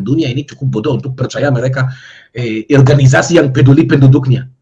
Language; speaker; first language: Indonesian; non-native, fluent; Hebrew